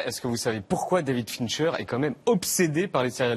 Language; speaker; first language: French; native; French